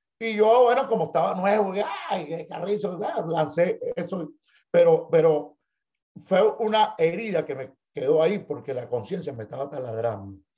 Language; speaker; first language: Spanish; native; Spanish